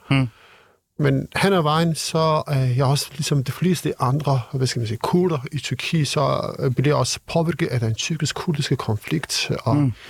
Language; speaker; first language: Danish; non-native, fluent; Kurdish